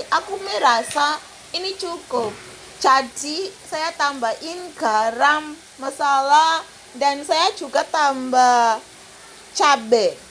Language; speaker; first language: Indonesian; non-native, fluent; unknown